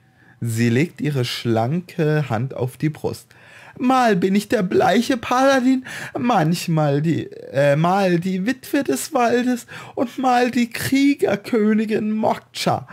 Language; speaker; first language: German; native; German